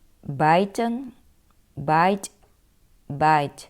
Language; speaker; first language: Dutch; non-native, fluent; Thai